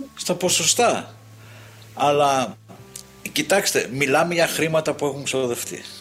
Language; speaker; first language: Greek; native; Greek